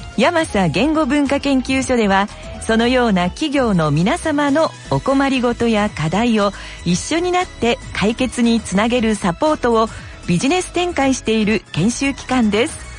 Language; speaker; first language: Japanese; native; Japanese